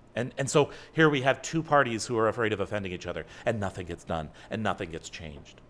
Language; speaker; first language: English; native; English